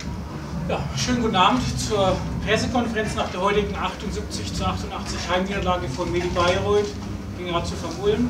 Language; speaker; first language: German; native; German